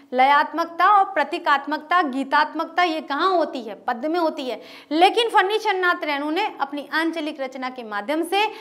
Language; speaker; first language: Hindi; native; Hindi